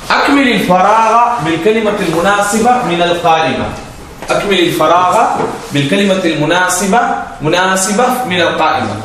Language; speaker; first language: Arabic; non-native, fluent; Tamil